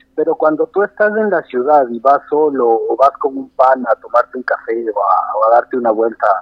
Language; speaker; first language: Spanish; native; Spanish